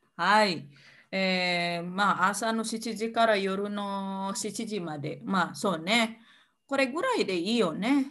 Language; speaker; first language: Japanese; non-native, fluent; Indonesian